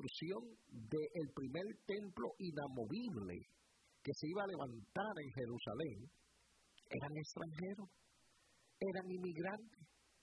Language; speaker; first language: Spanish; early bilingual, heritage; Spanish